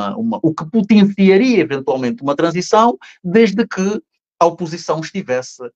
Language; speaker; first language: Portuguese; native; Portuguese